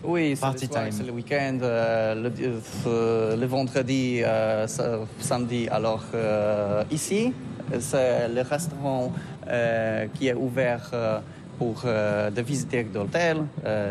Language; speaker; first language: French; non-native, learner; Polish